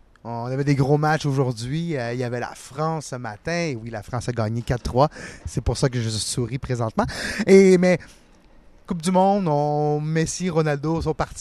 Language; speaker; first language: French; native; French